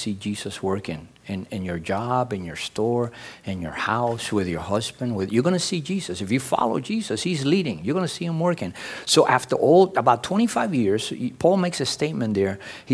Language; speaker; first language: English; early bilingual, other home language; Spanish